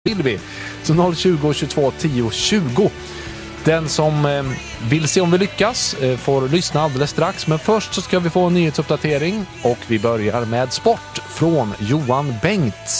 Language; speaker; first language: Swedish; native; Swedish